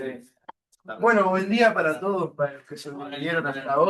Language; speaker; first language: Spanish; native; Spanish